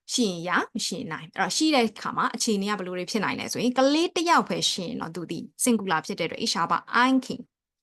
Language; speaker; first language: Burmese; native; Burmese